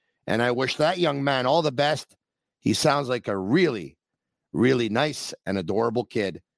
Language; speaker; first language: English; native; English